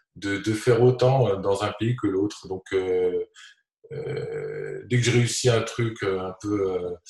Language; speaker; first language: French; native; French